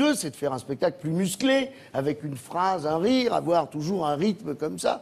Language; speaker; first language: French; native; French